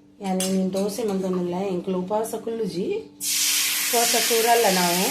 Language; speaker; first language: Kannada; non-native, local second language; Tulu